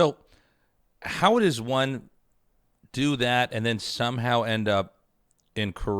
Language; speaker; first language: English; native; English